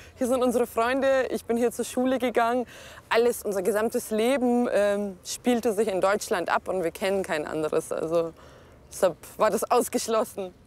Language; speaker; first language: German; early bilingual, other home language; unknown